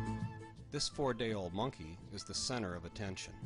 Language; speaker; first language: English; native; English